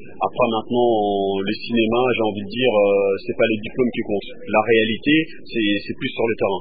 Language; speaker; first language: French; early bilingual, other home language; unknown